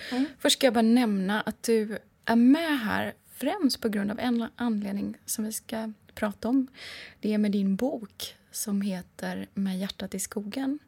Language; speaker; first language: Swedish; native; Swedish